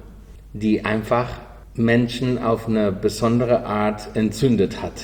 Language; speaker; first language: German; non-native, learner; Spanish